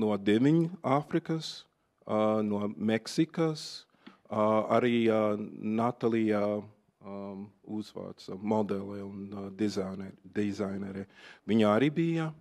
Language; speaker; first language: Latvian; non-native, fluent; English